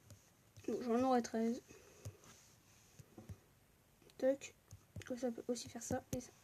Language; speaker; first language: French; native; French